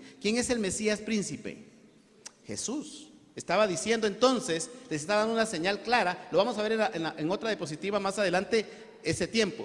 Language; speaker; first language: Spanish; native; Spanish